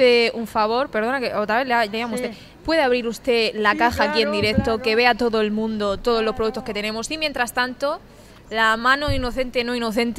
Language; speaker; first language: Spanish; native; Spanish